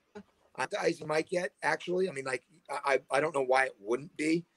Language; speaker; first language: English; native; English